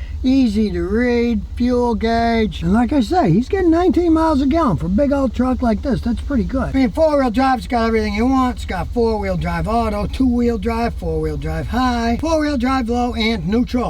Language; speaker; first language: English; native; English